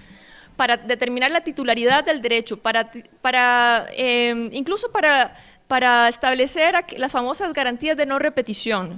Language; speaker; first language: Spanish; native; Spanish